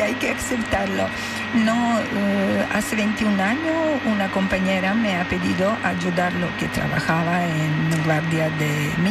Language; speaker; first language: Spanish; non-native, fluent; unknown